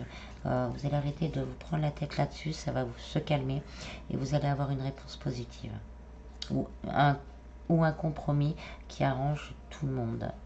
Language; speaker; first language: French; native; French